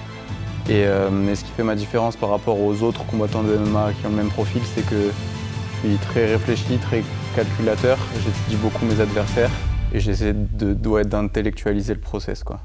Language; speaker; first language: French; native; French